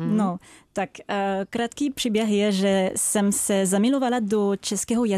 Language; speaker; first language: Czech; non-native, fluent; French